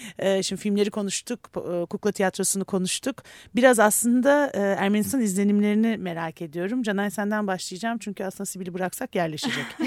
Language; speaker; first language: Turkish; native; Turkish